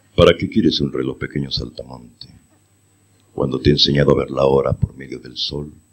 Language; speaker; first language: Spanish; native; Spanish